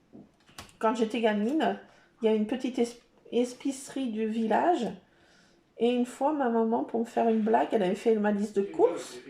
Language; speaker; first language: French; native; French